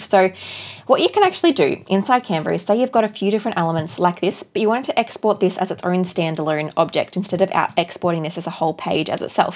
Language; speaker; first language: English; native; English